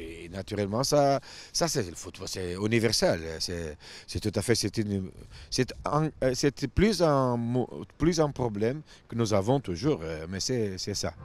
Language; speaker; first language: French; non-native, fluent; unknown